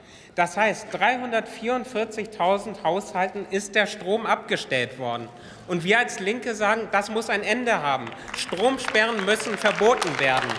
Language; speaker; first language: German; native; German